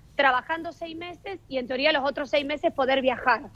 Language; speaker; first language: Spanish; native; Spanish